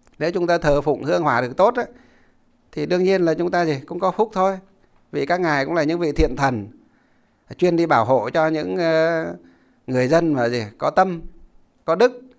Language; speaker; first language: Vietnamese; non-native, local second language; Muong